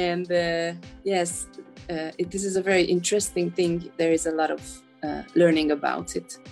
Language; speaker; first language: English; non-native, fluent; Hungarian